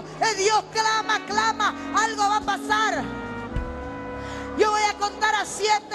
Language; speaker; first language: Spanish; native; Spanish